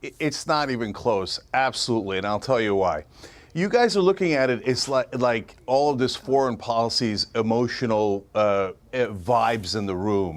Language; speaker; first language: English; native; English